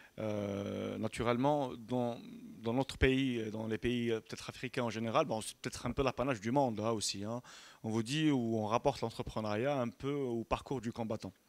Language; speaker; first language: French; non-native, local second language; Arabic